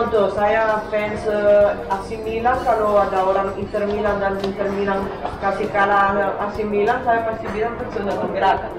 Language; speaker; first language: Indonesian; non-native, fluent; Italian